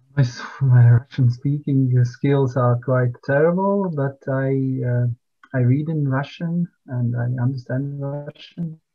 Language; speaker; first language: English; non-native, fluent; Latvian